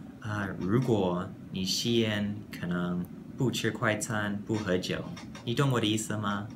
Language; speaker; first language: Chinese; non-native, learner; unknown